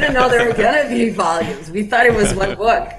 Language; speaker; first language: English; non-native, fluent; Portuguese